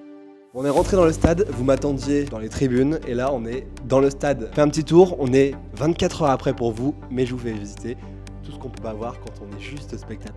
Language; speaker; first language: French; native; French